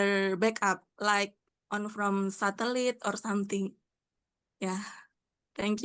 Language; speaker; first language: English; non-native, learner; Indonesian